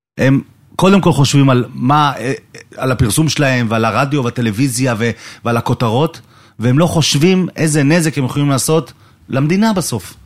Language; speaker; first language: Hebrew; native; Hebrew